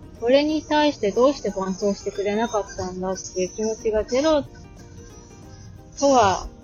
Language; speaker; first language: Japanese; native; Japanese